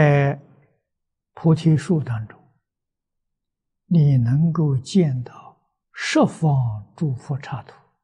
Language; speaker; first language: Chinese; native; Chinese